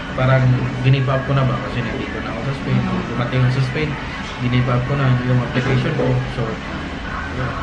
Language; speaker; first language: Filipino; native; Filipino